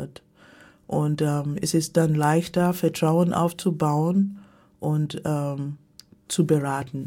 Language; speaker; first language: German; non-native, fluent; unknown